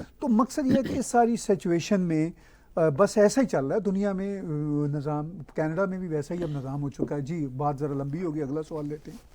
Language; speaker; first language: Urdu; non-native, local second language; Punjabi